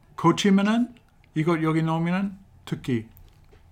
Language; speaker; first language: Korean; non-native, fluent; English